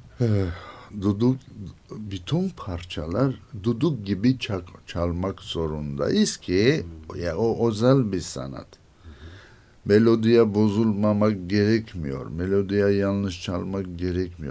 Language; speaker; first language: Turkish; non-native, learner; Armenian